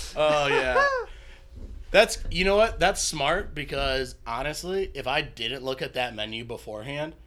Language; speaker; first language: English; native; English